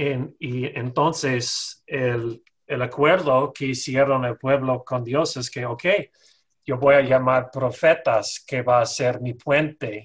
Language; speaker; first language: Spanish; non-native, fluent; English